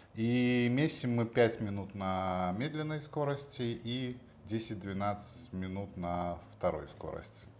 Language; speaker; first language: Russian; native; Russian